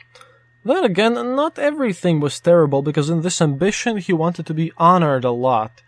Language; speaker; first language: English; non-native, fluent; Latvian